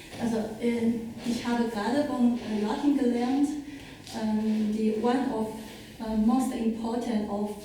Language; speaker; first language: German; non-native, learner; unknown